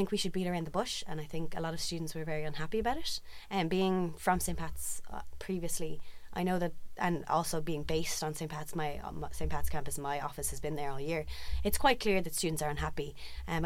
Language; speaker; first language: English; native; English